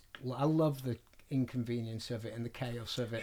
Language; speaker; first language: English; native; English